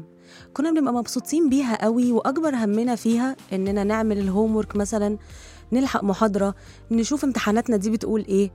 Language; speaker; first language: Arabic; native; Arabic